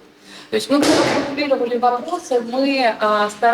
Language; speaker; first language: Russian; native; Russian